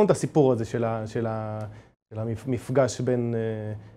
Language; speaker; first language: Hebrew; native; Hebrew